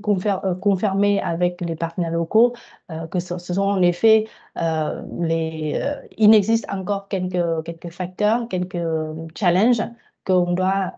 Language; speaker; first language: French; non-native, fluent; Vietnamese